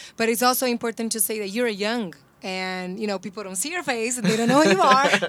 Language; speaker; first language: English; non-native, fluent; Portuguese